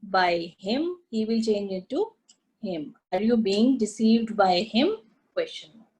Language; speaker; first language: English; non-native, local second language; Punjabi